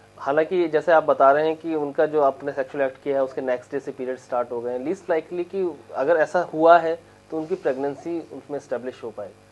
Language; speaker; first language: Hindi; native; Hindi